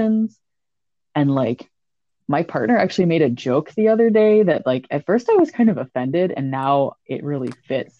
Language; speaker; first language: English; native; English